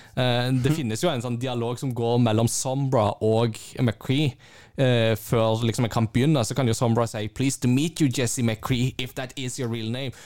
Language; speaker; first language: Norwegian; native; Norwegian